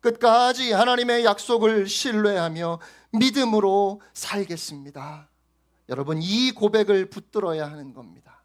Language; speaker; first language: Korean; native; Korean